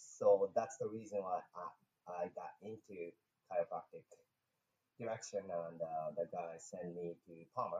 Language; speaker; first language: English; non-native, fluent; Japanese